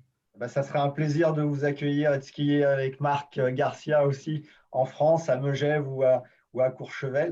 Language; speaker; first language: French; native; French